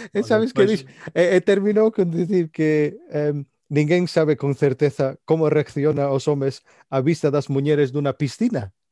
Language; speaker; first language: Galician; native; Galician